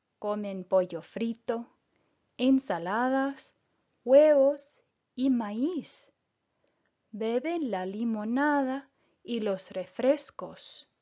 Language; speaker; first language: Spanish; non-native, fluent; English